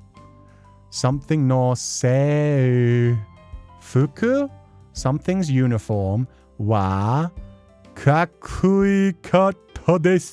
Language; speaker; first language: Japanese; non-native, learner; English